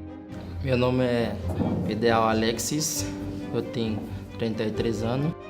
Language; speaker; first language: Portuguese; non-native, learner; Haitian Creole